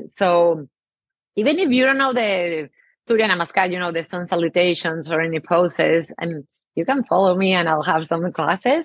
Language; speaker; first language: English; non-native, fluent; Spanish